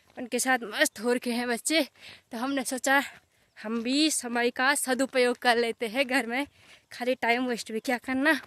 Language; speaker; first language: Hindi; non-native, local second language; Garhwali